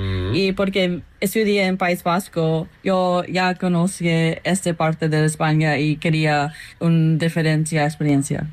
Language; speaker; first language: Spanish; non-native, fluent; English